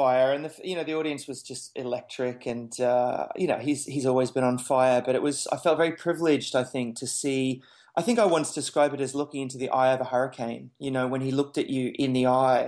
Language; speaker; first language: English; native; English